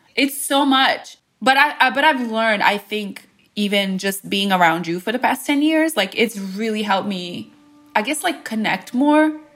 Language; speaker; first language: English; early bilingual, other home language; Bosnian